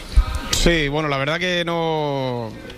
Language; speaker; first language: Spanish; native; Spanish